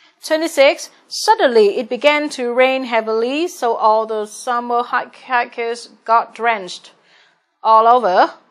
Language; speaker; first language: English; non-native, fluent; Vietnamese